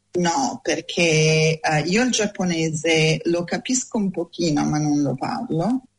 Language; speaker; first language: Italian; native; Italian